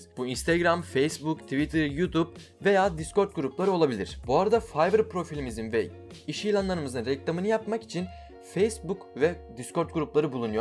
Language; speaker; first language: Turkish; native; Turkish